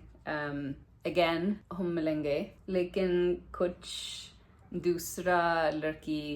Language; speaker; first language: Hindi; non-native, learner; English